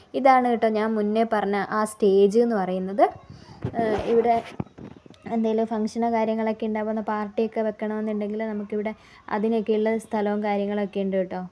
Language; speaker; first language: Malayalam; native; Malayalam